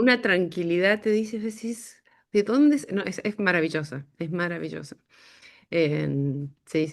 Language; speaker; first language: Spanish; native; Spanish